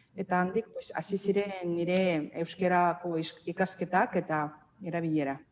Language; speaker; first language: Basque; non-native, fluent; Azerbaijani